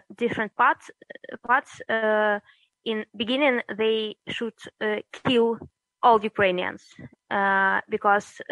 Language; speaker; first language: English; early bilingual, other home language; Russian